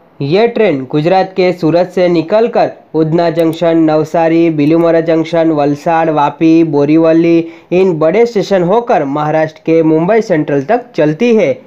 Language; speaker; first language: Hindi; non-native, local second language; Gujarati